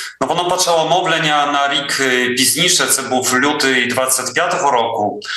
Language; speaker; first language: Ukrainian; non-native, fluent; Polish